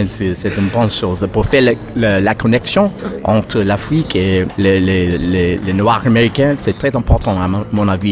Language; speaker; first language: French; non-native, learner; English